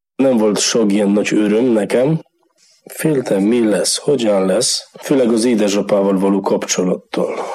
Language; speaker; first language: Hungarian; non-native, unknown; Polish